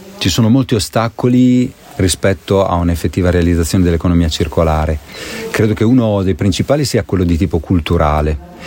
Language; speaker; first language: Italian; native; Italian